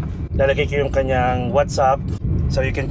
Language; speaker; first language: Filipino; native; Filipino